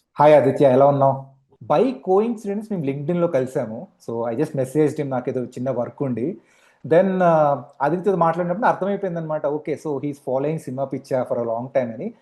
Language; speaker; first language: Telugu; native; Telugu